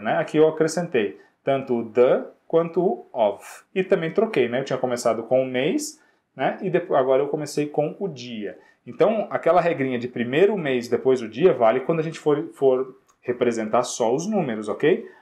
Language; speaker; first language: Portuguese; native; Portuguese